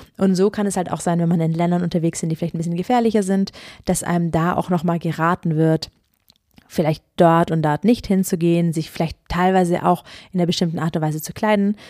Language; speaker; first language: German; native; German